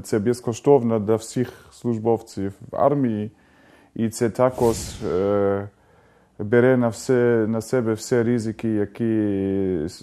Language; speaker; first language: Ukrainian; non-native, fluent; German